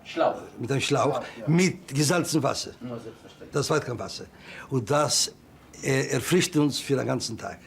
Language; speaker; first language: German; non-native, learner; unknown